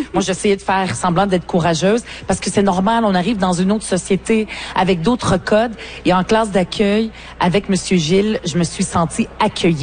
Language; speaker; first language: French; early bilingual, other home language; Arabic